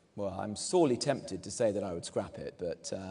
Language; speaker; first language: English; native; English